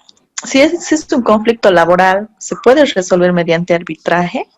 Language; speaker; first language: Spanish; native; Spanish